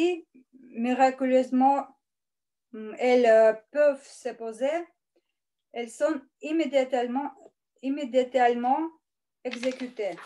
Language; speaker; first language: French; non-native, learner; Russian